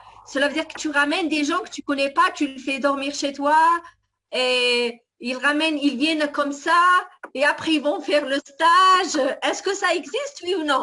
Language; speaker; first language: French; non-native, fluent; Italian